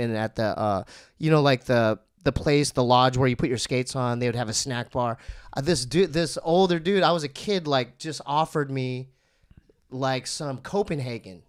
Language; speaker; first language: English; early bilingual, other home language; Korean